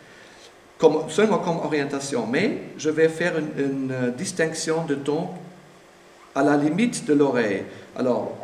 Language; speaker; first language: French; non-native, fluent; German